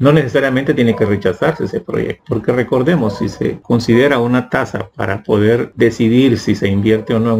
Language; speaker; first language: Spanish; native; Spanish